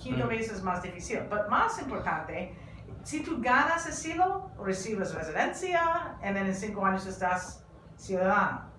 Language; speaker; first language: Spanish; non-native, learner; English